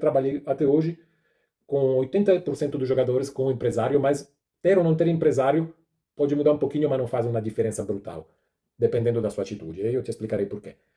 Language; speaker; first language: Portuguese; non-native, fluent; Italian